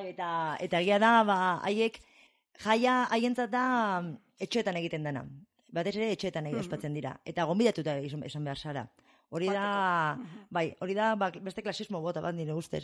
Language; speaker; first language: Basque; non-native, fluent; English